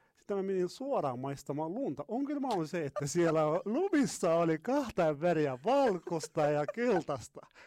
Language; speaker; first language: Finnish; non-native, fluent; Arabic